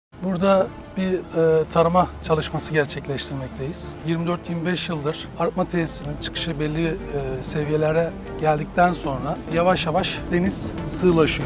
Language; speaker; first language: Turkish; native; Turkish